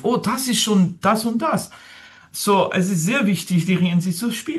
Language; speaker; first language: German; non-native, fluent; French